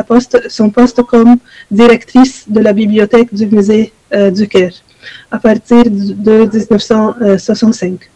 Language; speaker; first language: French; non-native, fluent; Arabic